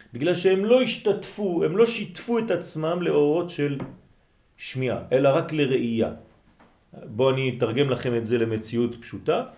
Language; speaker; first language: Hebrew; non-native, fluent; French